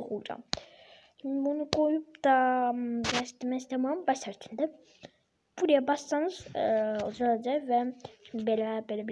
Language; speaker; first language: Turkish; non-native, learner; Azerbaijani